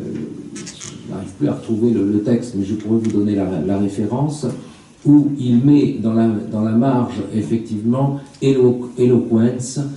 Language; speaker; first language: French; native; French